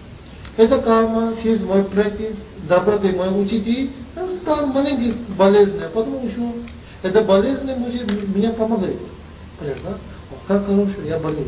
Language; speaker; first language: Russian; non-native, learner; Tibetan